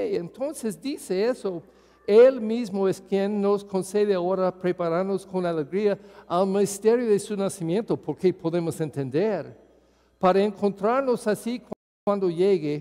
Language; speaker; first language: Spanish; non-native, fluent; English